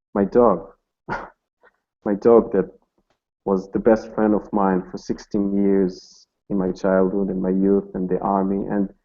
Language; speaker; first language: English; non-native, fluent; Hebrew